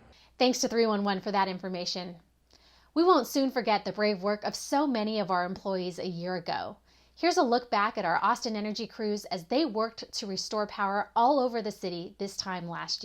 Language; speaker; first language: English; native; English